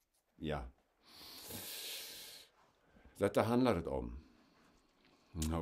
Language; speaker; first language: Swedish; non-native, fluent; German